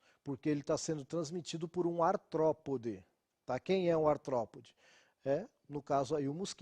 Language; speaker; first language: Portuguese; native; Portuguese